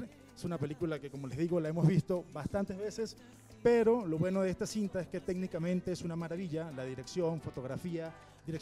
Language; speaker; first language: Spanish; native; Spanish